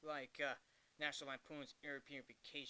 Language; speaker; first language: English; native; English